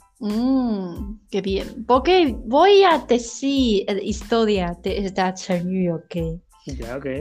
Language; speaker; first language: Spanish; non-native, learner; Chinese